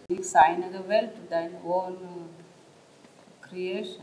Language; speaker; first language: German; non-native, learner; Telugu